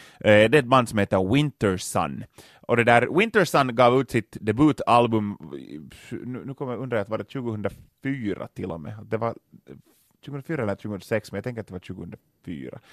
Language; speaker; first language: Swedish; native; Swedish